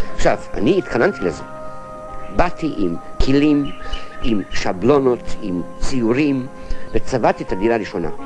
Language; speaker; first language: Hebrew; non-native, fluent; Hungarian